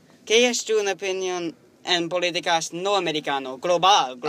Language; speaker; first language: Spanish; non-native, learner; English